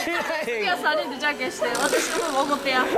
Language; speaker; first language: Japanese; native; Japanese